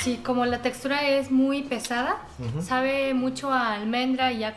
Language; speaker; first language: Spanish; non-native, fluent; Korean